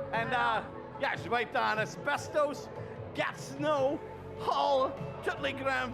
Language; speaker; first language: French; non-native, local second language; English